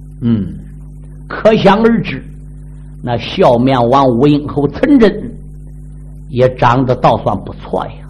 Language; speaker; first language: Chinese; native; Chinese